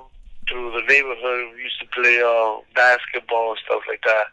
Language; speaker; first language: English; early bilingual, other home language; Spanish